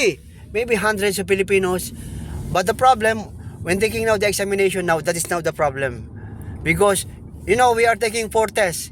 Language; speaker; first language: English; non-native, local second language; Filipino